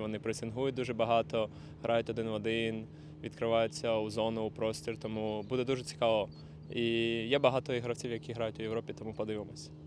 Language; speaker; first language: Ukrainian; non-native, local second language; Russian